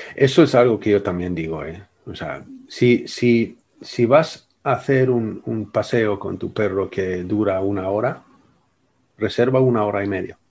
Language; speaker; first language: Spanish; non-native, fluent; Swedish